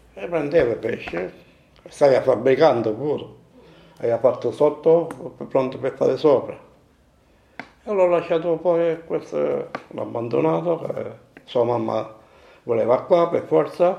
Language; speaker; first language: Italian; non-native, local second language; Sicilian